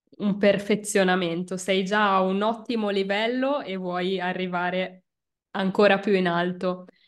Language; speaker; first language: Italian; native; Italian